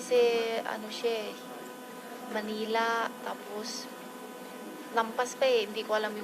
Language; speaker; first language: Filipino; non-native, learner; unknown